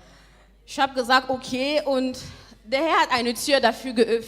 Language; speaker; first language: German; non-native, fluent; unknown